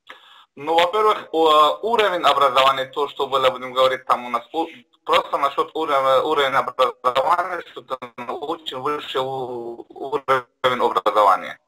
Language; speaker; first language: Russian; non-native, learner; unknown